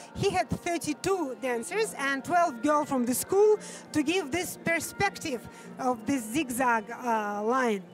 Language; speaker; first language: English; non-native, fluent; Russian